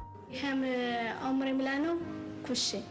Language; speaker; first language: Hebrew; early bilingual, other home language; Amharic